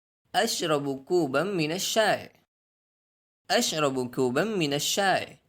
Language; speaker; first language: Arabic; non-native, fluent; Urdu